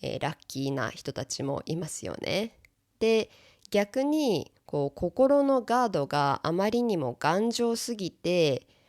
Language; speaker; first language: Japanese; native; Japanese